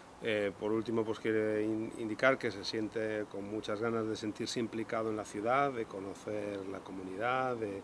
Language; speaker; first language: Spanish; native; Spanish